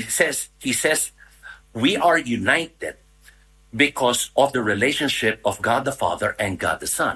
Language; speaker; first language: English; non-native, local second language; Filipino